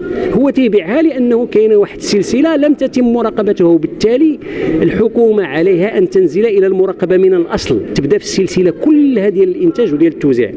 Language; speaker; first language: Arabic; native; Arabic